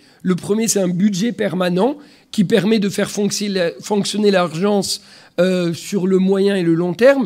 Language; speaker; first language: French; native; French